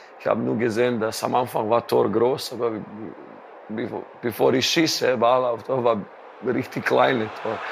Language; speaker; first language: German; non-native, learner; Croatian